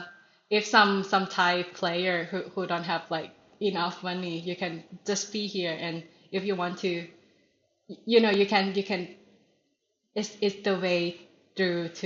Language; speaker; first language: English; non-native, learner; Thai